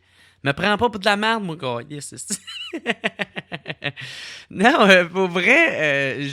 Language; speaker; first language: French; native; French